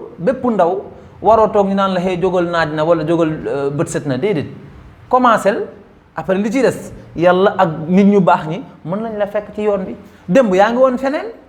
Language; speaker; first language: Wolof; non-native, local second language; Fula